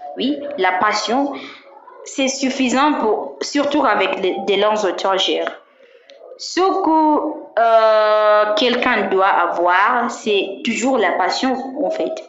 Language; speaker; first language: French; non-native, fluent; Swahili